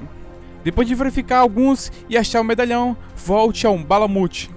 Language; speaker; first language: Portuguese; native; Portuguese